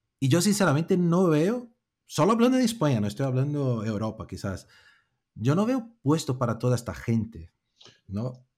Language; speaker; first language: Spanish; non-native, fluent; Portuguese